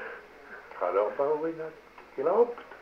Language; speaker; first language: German; non-native, learner; French